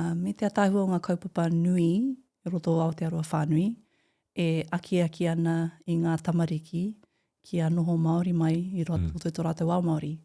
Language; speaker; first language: Māori; native; Māori